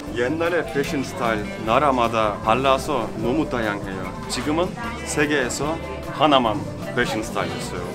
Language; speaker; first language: Korean; non-native, learner; Turkish